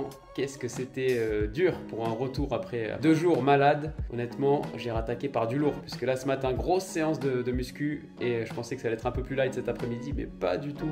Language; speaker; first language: French; native; French